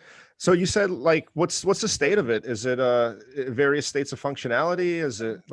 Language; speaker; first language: English; native; English